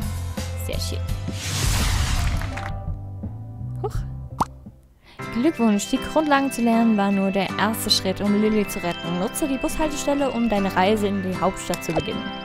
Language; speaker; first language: German; native; German